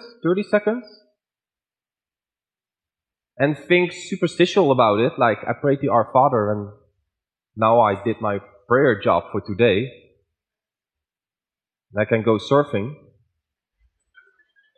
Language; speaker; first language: English; non-native, fluent; Dutch